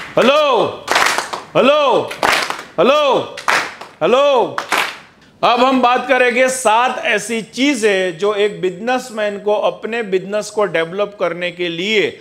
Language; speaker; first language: Hindi; non-native, local second language; Gujarati